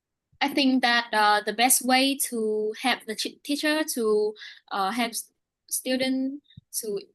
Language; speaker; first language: English; non-native, learner; Vietnamese